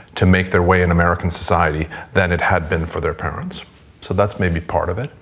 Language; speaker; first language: English; non-native, fluent; Swedish